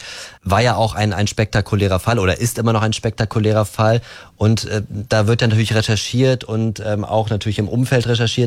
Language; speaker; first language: German; native; German